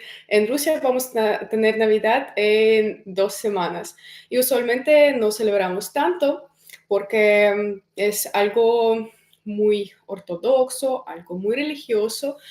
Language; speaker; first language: Spanish; non-native, fluent; Russian